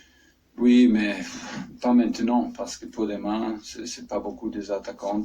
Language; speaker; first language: French; non-native, fluent; German